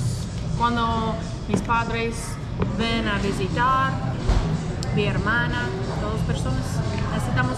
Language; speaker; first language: Spanish; non-native, learner; English